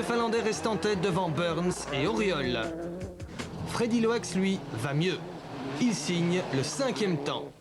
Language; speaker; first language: French; native; French